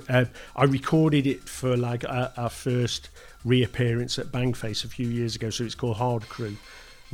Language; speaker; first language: English; native; English